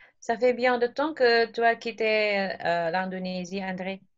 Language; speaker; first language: French; non-native, learner; Indonesian